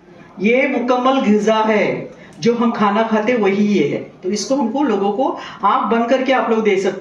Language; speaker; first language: Hindi; native; Hindi